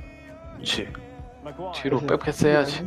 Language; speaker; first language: Korean; native; Korean